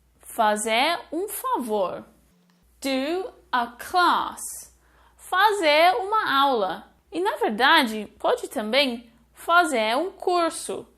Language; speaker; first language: Portuguese; non-native, fluent; English